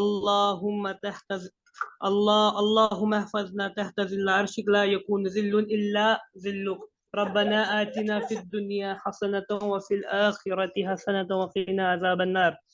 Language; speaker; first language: Arabic; non-native, fluent; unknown